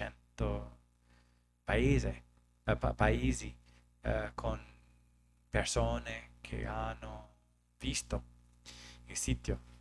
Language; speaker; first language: Italian; non-native, learner; English